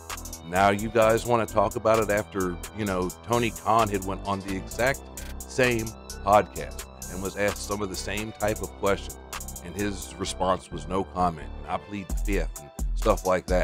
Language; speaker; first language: English; native; English